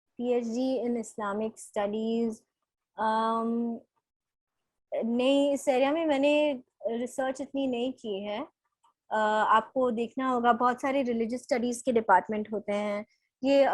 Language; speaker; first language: Hindi; native; Hindi